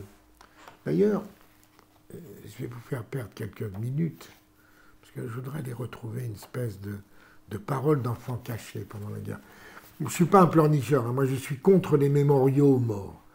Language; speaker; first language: French; native; French